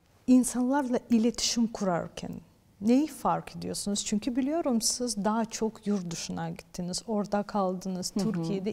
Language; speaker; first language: Turkish; non-native, fluent; Ukrainian